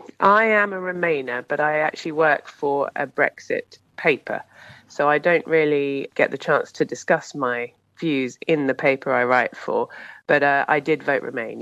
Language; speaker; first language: English; native; English